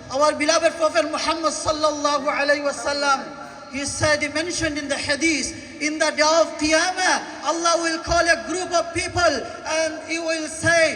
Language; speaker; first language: English; non-native, local second language; Bangla